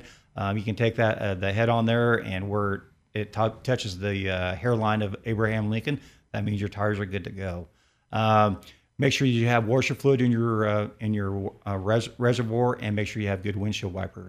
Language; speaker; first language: English; native; English